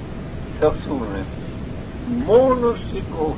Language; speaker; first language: Greek; non-native, learner; Russian